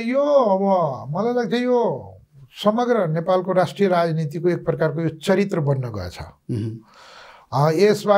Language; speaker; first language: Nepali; non-native, local second language; Maithili